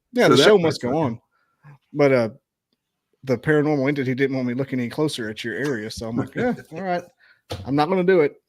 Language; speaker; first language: English; native; English